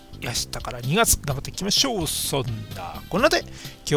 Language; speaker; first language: Japanese; native; Japanese